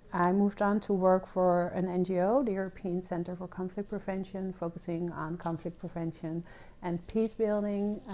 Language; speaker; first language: English; non-native, fluent; Dutch